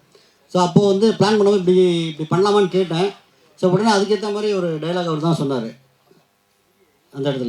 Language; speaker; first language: Tamil; native; Tamil